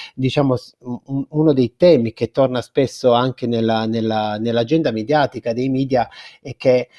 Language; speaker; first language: Italian; native; Italian